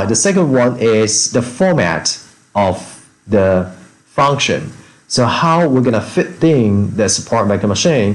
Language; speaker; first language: English; non-native, fluent; Chinese